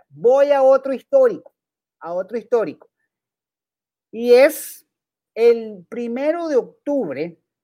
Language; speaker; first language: Spanish; native; Spanish